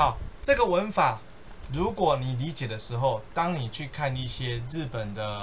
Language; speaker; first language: Chinese; native; Chinese